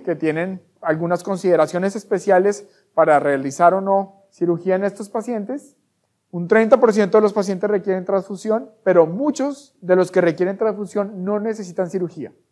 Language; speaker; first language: Spanish; native; Spanish